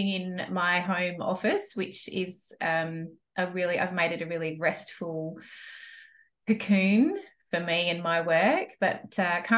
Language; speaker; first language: English; native; English